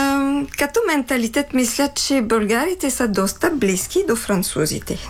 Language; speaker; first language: Bulgarian; non-native, fluent; French